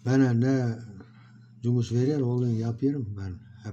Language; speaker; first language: Turkish; non-native, learner; Kyrgyz